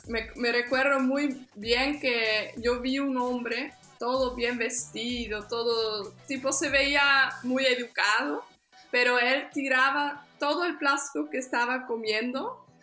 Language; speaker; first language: Spanish; non-native, fluent; Dutch